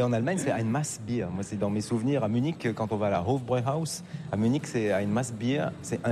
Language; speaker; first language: French; native; French